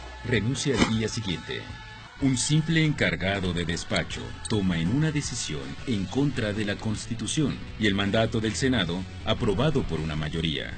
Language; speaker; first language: Spanish; native; Spanish